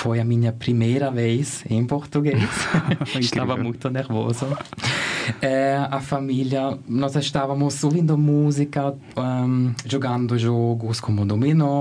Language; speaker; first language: Portuguese; non-native, learner; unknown